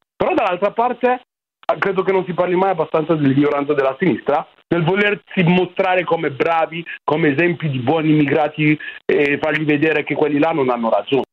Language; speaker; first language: Italian; early bilingual, other home language; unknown